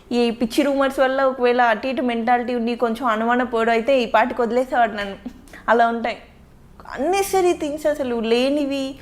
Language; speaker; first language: Telugu; native; Telugu